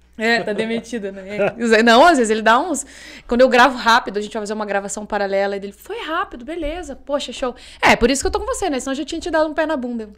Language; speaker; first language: Portuguese; native; Portuguese